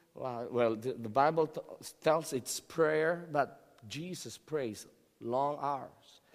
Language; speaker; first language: English; non-native, local second language; Filipino